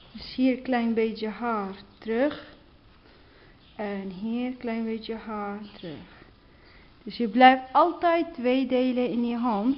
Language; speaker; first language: Dutch; non-native, learner; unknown